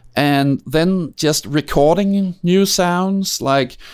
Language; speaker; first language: English; non-native, fluent; Danish